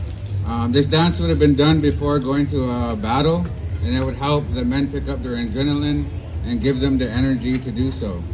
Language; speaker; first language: English; native; English